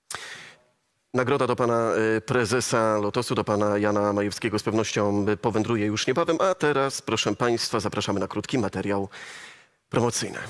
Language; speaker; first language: Polish; native; Polish